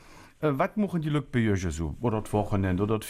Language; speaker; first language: German; native; German